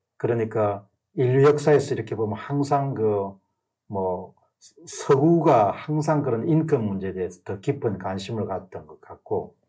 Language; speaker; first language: Korean; native; Korean